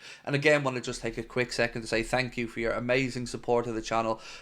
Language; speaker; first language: English; native; English